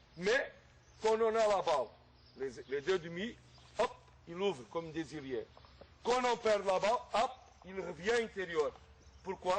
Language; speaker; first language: French; non-native, fluent; Portuguese